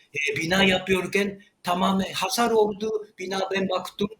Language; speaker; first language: Turkish; non-native, learner; Japanese